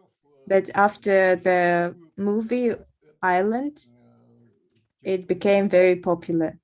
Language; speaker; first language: English; non-native, fluent; Russian